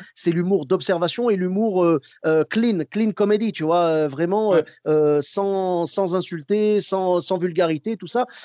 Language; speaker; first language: French; early bilingual, other home language; Arabic